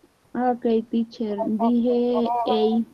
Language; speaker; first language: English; non-native, learner; Spanish